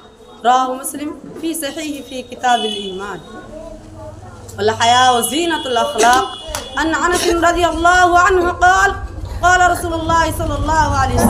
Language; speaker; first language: Arabic; non-native, learner; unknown